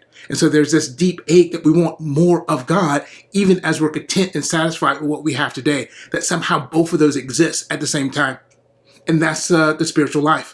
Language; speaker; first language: English; native; English